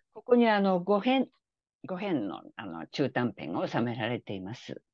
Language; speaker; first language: Japanese; native; Japanese